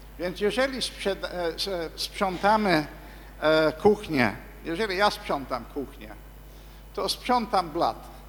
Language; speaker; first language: Polish; non-native, fluent; English